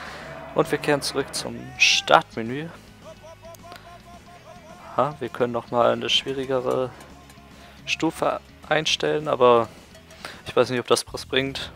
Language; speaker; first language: German; native; German